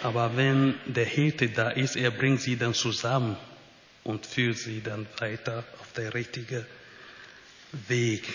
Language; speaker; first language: German; non-native, fluent; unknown